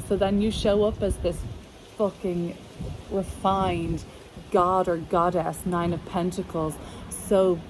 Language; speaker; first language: English; native; English